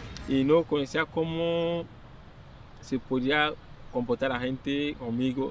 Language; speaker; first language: Spanish; non-native, fluent; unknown